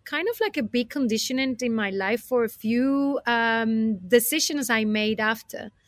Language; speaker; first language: English; non-native, fluent; Spanish